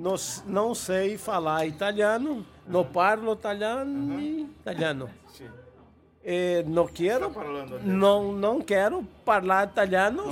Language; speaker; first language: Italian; non-native, learner; Portuguese